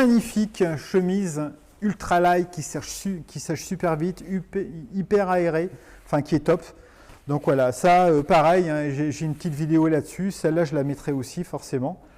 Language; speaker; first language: French; native; French